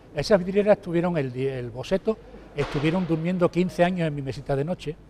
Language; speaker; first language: Spanish; native; Spanish